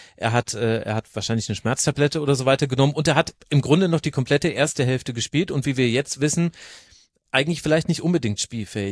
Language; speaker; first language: German; native; German